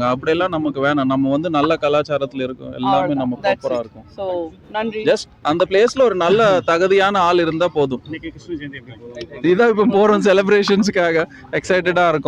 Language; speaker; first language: Tamil; native; Tamil